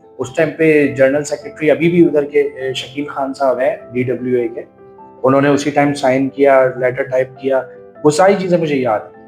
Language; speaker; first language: Urdu; native; Urdu